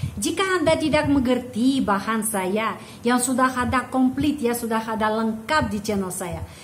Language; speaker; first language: Indonesian; non-native, fluent; Russian